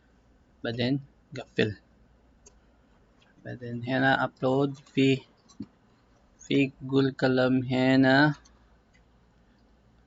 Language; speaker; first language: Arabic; non-native, learner; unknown